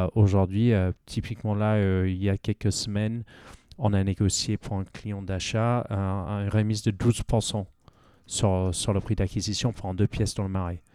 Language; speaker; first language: French; non-native, fluent; English